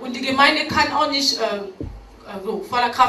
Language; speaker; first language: German; non-native, learner; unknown